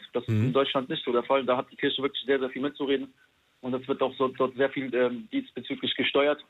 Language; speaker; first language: German; non-native, fluent; Polish